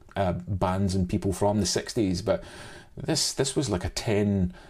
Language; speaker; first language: English; native; English